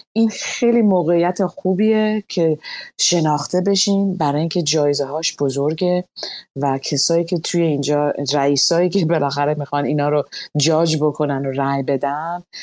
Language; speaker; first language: Persian; native; Persian